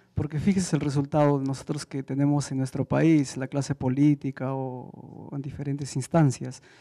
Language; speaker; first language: Spanish; native; Spanish